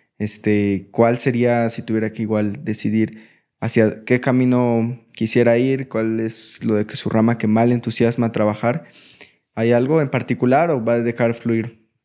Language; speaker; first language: Spanish; native; Spanish